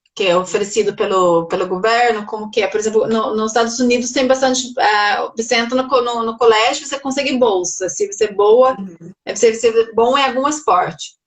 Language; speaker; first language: Portuguese; non-native, fluent; Norwegian